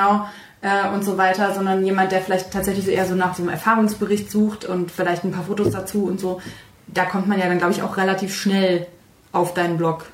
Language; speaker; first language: German; native; German